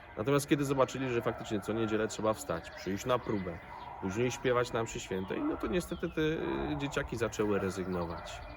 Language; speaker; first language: Polish; native; Polish